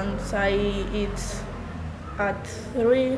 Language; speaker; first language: English; non-native, learner; Spanish